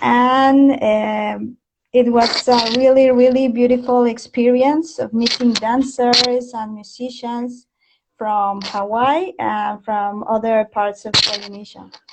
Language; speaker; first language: English; non-native, fluent; Spanish